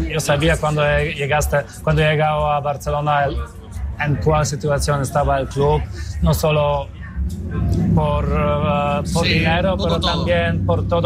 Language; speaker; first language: Spanish; non-native, fluent; Polish